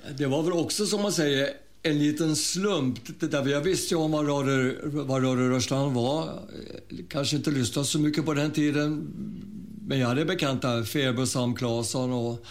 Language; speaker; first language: Swedish; early bilingual, other home language; German